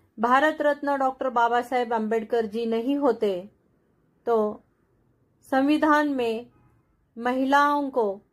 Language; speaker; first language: Hindi; non-native, local second language; Marathi